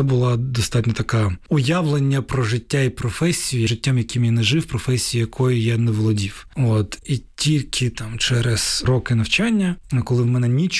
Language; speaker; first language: Ukrainian; native; Ukrainian